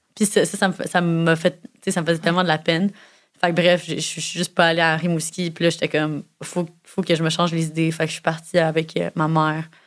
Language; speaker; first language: French; native; French